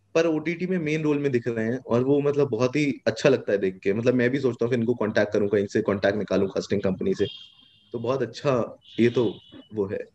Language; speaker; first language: Hindi; native; Hindi